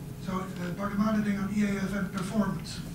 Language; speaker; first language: Indonesian; non-native, fluent; Dutch